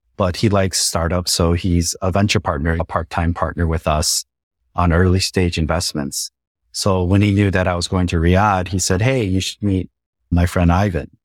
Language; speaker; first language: English; native; English